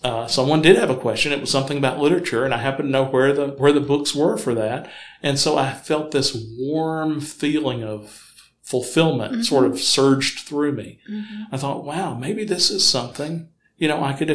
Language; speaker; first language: English; native; English